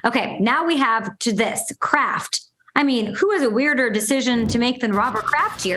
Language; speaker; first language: English; native; English